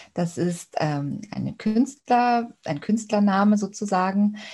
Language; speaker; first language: German; native; German